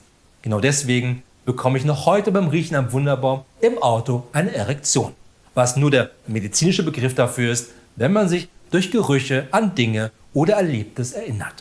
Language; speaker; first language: German; native; German